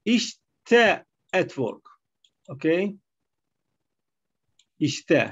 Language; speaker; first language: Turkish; non-native, fluent; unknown